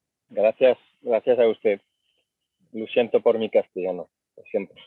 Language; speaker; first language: Spanish; non-native, fluent; French